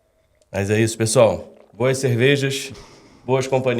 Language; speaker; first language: Portuguese; native; Portuguese